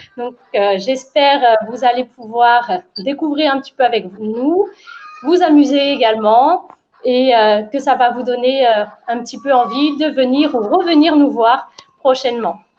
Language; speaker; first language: French; native; French